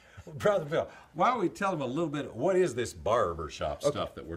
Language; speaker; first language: English; native; English